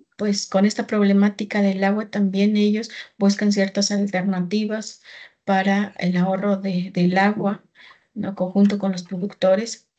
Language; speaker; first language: Spanish; native; Spanish